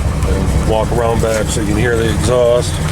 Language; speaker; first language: English; native; English